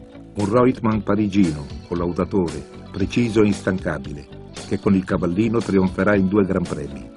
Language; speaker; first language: Italian; native; Italian